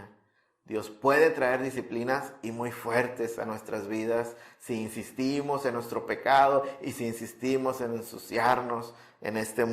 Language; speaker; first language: Spanish; native; Spanish